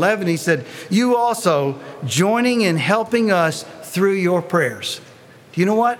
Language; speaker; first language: English; native; English